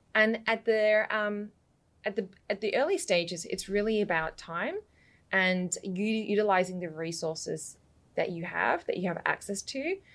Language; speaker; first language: English; native; English